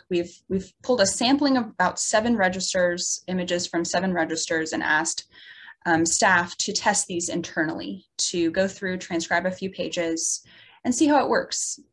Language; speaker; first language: English; native; English